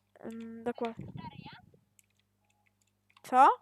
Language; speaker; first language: Polish; native; Polish